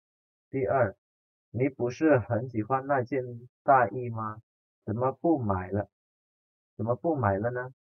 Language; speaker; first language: Chinese; non-native, fluent; Indonesian